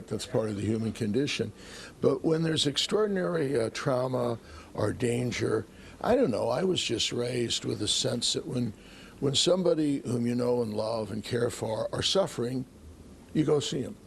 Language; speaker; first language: English; native; English